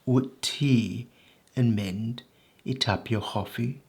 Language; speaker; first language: Welsh; non-native, local second language; English